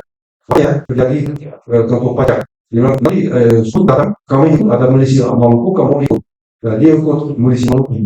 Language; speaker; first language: Indonesian; non-native, fluent; Dutch